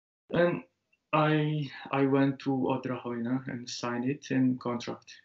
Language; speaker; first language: English; non-native, learner; Japanese